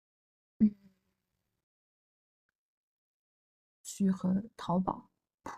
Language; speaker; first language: French; non-native, learner; Chinese